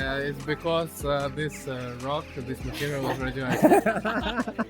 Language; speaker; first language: English; non-native, fluent; Russian